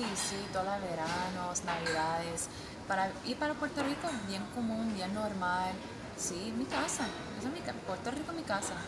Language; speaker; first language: Spanish; early bilingual, heritage; English